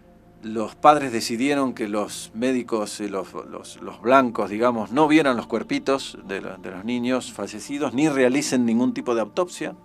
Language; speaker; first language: Spanish; native; Spanish